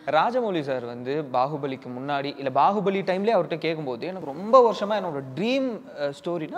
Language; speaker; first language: Tamil; native; Tamil